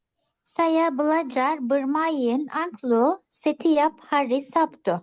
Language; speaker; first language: Indonesian; non-native, learner; Turkish